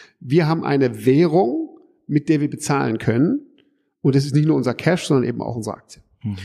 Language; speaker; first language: German; early bilingual, heritage; German